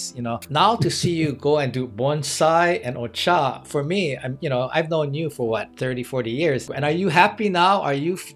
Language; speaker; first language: English; native; English